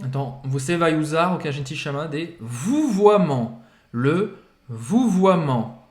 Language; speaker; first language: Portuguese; non-native, fluent; French